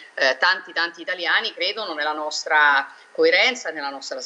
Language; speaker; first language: Italian; native; Italian